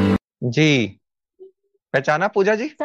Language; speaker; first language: Hindi; native; Hindi